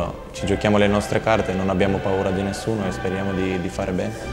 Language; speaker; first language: Italian; non-native, fluent; Macedonian